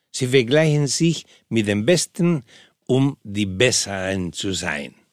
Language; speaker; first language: German; non-native, fluent; Spanish